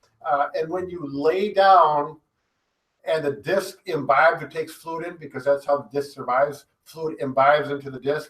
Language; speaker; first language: English; native; English